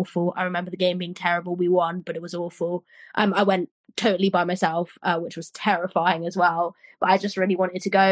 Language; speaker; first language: English; native; English